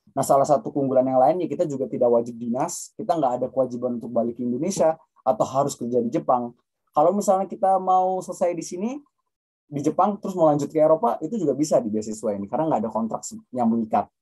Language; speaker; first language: Indonesian; native; Indonesian